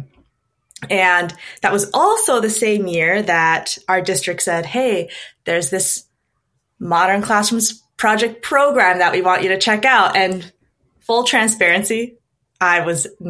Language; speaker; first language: English; native; English